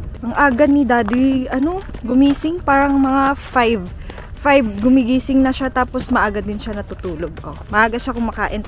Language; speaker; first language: Filipino; native; Filipino